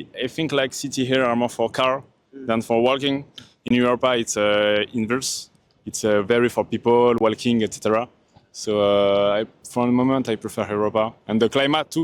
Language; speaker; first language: English; non-native, learner; French